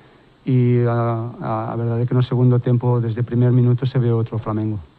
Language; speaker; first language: Portuguese; non-native, fluent; Spanish